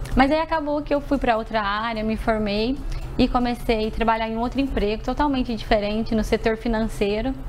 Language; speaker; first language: Portuguese; native; Portuguese